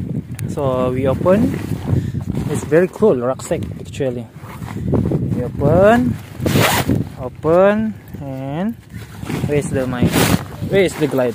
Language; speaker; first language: English; non-native, learner; Malay